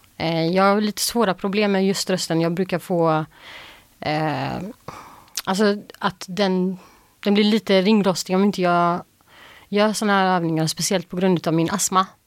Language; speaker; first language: Swedish; early bilingual, other home language; Albanian